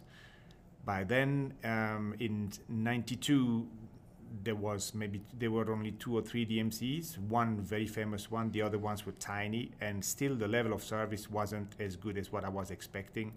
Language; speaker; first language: English; non-native, fluent; French